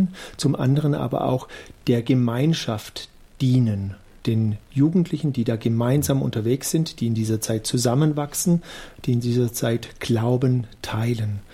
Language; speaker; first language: German; native; German